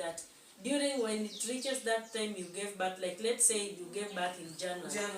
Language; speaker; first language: English; non-native, local second language; Swahili